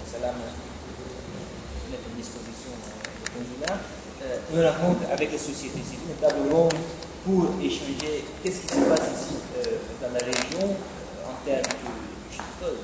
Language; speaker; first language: French; non-native, fluent; Dutch